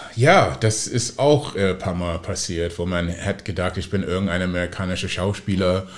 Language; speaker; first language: German; non-native, fluent; English